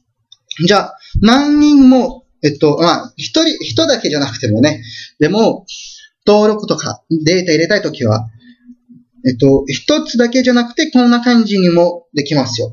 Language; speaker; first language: Japanese; non-native, fluent; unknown